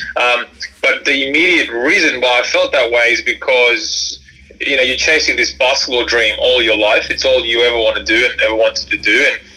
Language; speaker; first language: English; early bilingual, other home language; Croatian